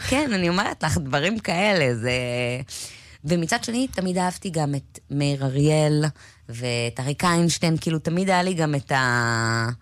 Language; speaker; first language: Hebrew; native; Hebrew